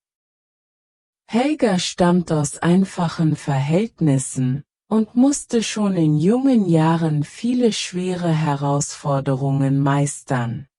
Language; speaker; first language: German; native; German